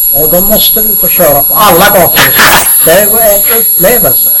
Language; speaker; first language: Swedish; native; Swedish